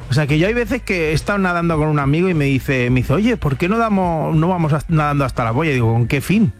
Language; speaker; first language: Spanish; native; Spanish